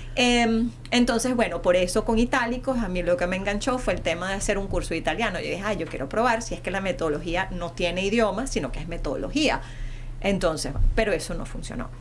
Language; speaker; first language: Spanish; early bilingual, heritage; Spanish